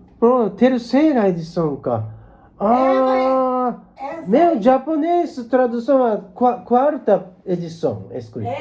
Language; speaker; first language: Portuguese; non-native, learner; Japanese